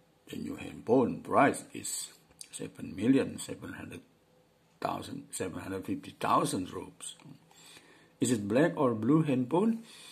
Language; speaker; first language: English; non-native, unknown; Indonesian